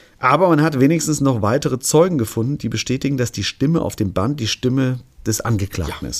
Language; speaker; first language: German; native; German